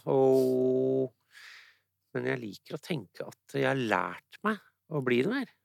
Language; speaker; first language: Norwegian; early bilingual, other home language; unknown